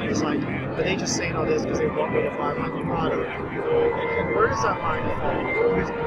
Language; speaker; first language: English; native; English